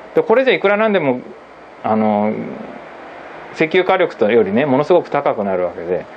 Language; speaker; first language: Japanese; native; Japanese